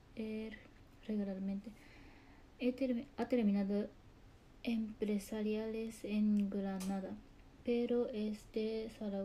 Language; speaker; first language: Spanish; non-native, learner; Japanese